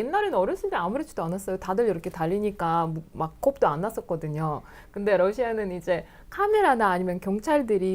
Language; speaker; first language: Korean; non-native, fluent; Russian